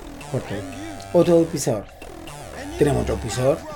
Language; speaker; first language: Spanish; native; Spanish